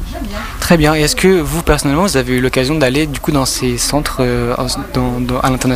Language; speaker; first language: French; native; French